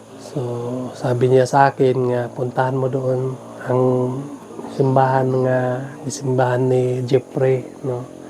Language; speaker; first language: Filipino; non-native, local second language; Cebuano